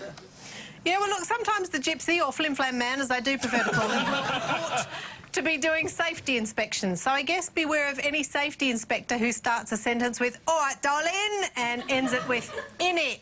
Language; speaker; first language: English; native; English